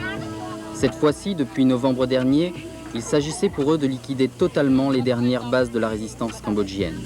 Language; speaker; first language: French; native; French